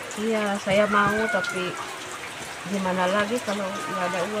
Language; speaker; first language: Indonesian; non-native, local second language; Sundanese